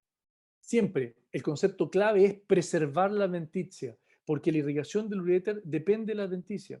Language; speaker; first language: Spanish; native; Spanish